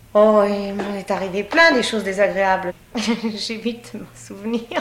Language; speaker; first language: French; native; French